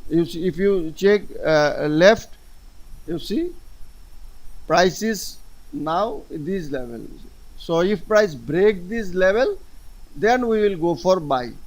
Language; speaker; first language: English; non-native, local second language; Bangla